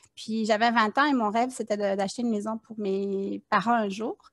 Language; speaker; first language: French; native; French